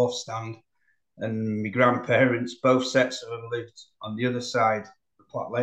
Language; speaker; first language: English; native; English